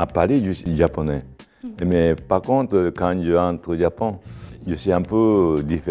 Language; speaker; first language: French; non-native, fluent; Japanese